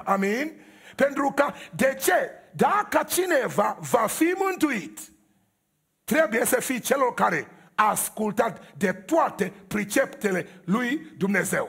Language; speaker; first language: Romanian; non-native, learner; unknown